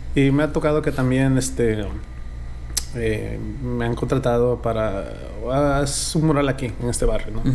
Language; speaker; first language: Spanish; early bilingual, heritage; Spanish